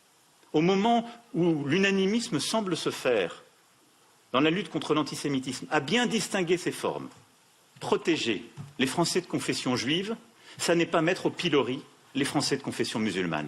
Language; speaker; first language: French; native; French